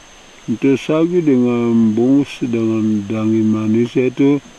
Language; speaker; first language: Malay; non-native, local second language; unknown